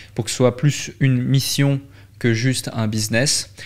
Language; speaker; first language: French; native; French